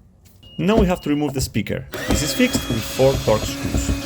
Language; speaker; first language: English; non-native, fluent; Spanish